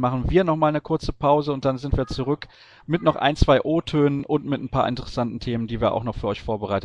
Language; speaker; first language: German; native; German